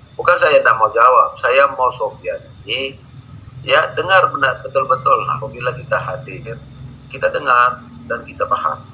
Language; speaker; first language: Malay; native; Malay